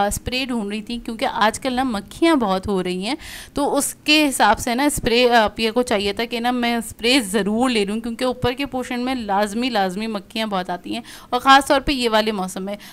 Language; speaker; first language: Hindi; native; Hindi